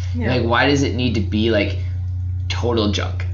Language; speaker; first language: English; native; English